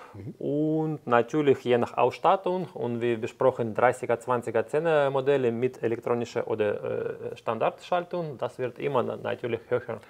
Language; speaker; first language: German; non-native, fluent; Ukrainian